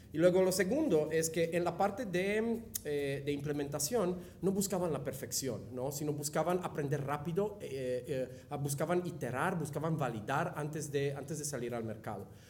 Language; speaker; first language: Spanish; non-native, fluent; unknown